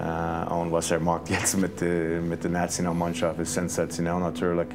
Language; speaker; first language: German; non-native, fluent; English